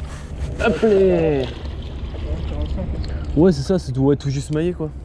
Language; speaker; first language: French; native; French